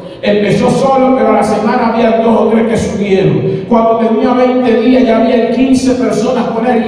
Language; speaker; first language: Spanish; native; Spanish